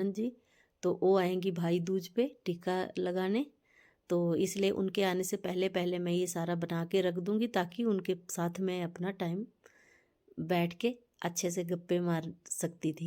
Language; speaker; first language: Hindi; native; Hindi